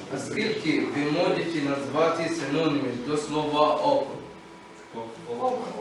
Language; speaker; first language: Ukrainian; non-native, learner; Arabic